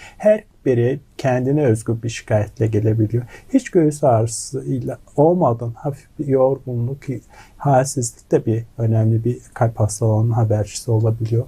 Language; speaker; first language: Turkish; non-native, fluent; Mongolian